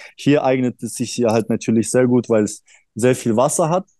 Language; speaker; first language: German; early bilingual, other home language; Russian